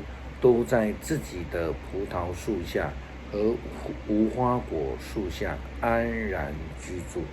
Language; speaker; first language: Chinese; native; Chinese